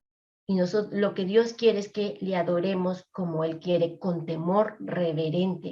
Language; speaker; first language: Spanish; native; Spanish